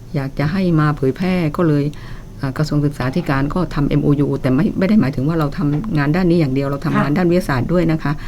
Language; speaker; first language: Thai; native; Thai